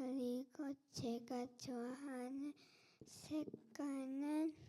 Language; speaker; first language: Korean; early bilingual, heritage; Korean